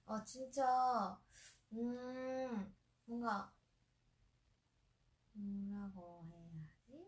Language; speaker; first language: Korean; non-native, fluent; Japanese